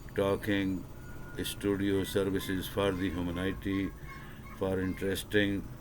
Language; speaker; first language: English; non-native, local second language; Urdu